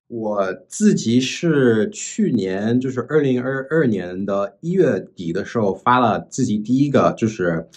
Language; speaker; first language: Chinese; non-native, fluent; English